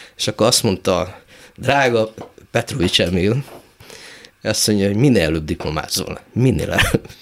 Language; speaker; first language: Hungarian; native; Hungarian